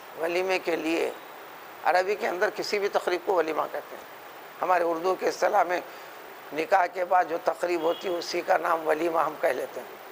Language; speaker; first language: Urdu; native; Urdu